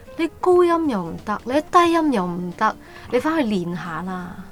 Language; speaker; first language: Cantonese; non-native, local second language; Chinese